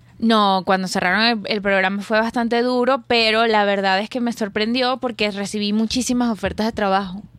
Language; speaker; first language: Spanish; native; Spanish